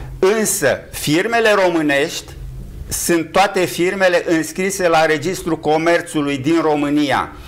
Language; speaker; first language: Romanian; native; Romanian